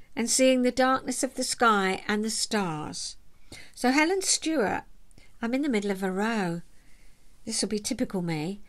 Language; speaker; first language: English; native; English